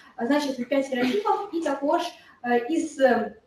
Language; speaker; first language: Russian; non-native, local second language; Ukrainian